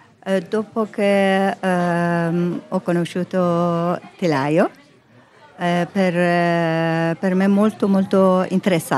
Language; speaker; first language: Italian; non-native, learner; Persian